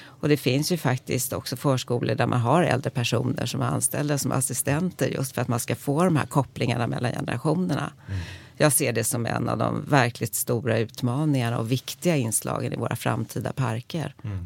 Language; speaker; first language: Swedish; native; Swedish